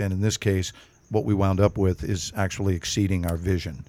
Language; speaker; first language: English; native; English